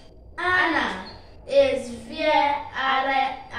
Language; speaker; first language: German; non-native, learner; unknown